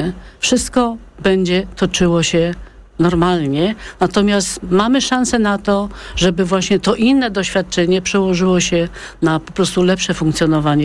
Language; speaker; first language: Polish; native; Polish